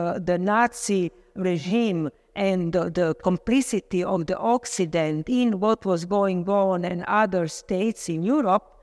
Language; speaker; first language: English; non-native, fluent; Slovenian